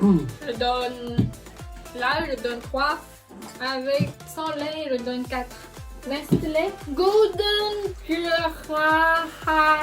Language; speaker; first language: French; non-native, learner; Chinese